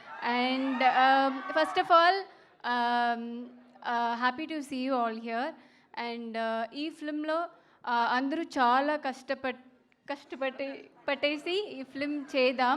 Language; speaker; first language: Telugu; non-native, learner; Tamil